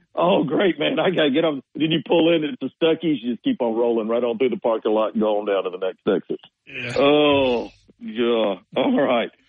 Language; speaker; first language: English; native; English